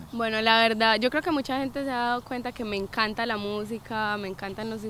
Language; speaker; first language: Spanish; early bilingual, heritage; Spanish